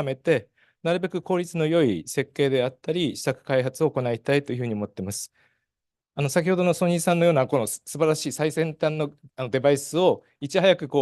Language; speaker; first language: Japanese; native; Japanese